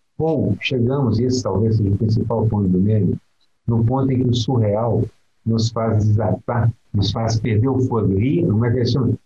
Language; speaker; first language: Portuguese; native; Portuguese